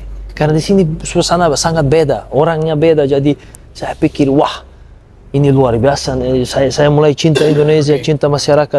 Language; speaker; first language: Indonesian; non-native, fluent; Serbian